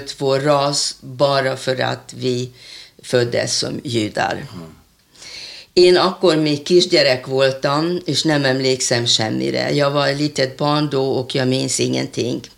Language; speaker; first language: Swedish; non-native, fluent; Hungarian